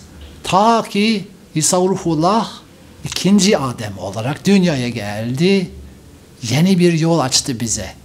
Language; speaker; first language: Turkish; non-native, fluent; English